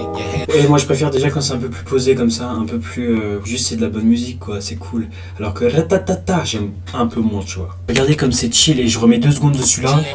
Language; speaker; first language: French; native; French